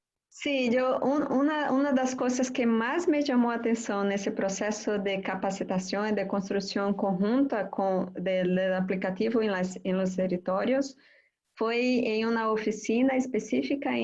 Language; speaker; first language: Spanish; non-native, fluent; Portuguese